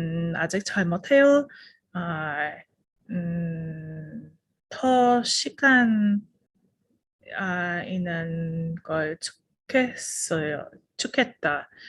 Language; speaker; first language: Korean; non-native, learner; English